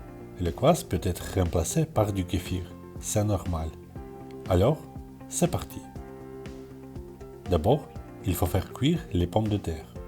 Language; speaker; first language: French; non-native, learner; Russian